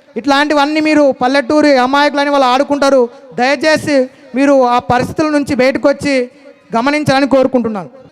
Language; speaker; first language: Telugu; native; Telugu